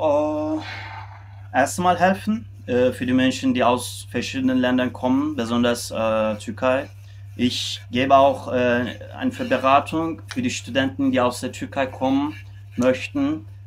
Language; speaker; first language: German; non-native, fluent; Turkish